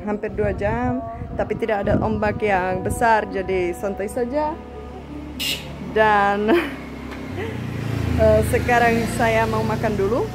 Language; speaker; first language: Indonesian; non-native, fluent; Czech